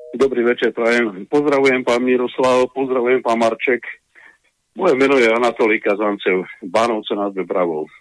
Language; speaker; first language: Slovak; non-native, fluent; Russian